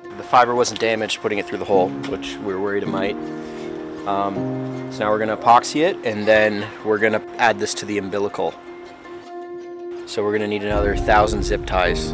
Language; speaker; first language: English; native; English